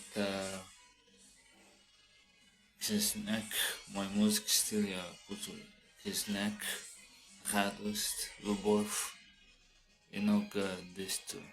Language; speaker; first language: Russian; non-native, learner; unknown